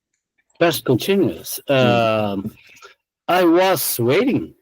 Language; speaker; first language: English; non-native, learner; Portuguese